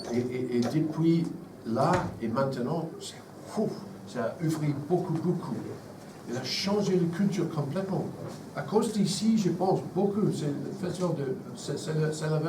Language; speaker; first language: French; non-native, fluent; English